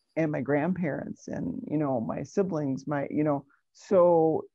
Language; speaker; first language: English; native; English